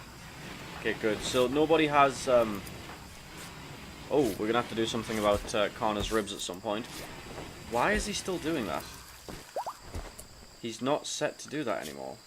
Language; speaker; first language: English; native; English